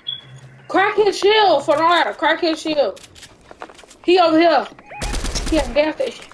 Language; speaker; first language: English; native; English